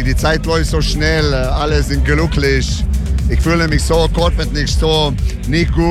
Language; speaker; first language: German; non-native, learner; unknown